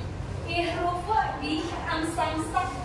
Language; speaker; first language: German; non-native, fluent; Indonesian